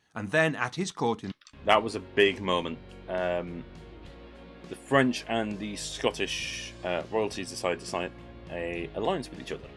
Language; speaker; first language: English; native; English